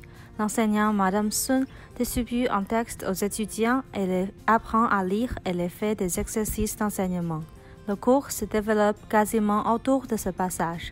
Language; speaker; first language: French; non-native, learner; Chinese